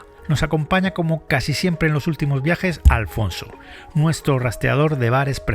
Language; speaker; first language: Spanish; native; Spanish